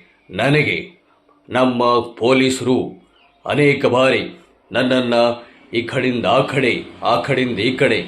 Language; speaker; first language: Kannada; native; Kannada